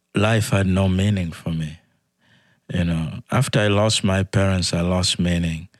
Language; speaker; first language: English; non-native, fluent; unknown